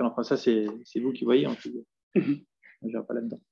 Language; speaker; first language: French; native; French